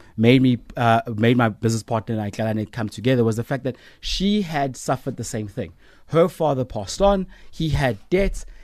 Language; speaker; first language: English; non-native, local second language; Zulu